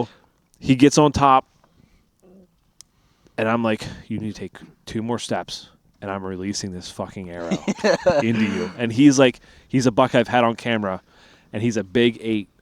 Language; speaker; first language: English; native; English